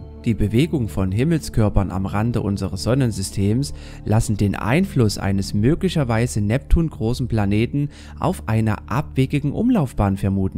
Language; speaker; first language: German; native; German